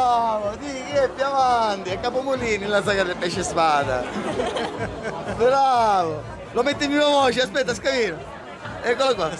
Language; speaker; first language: Italian; native; Italian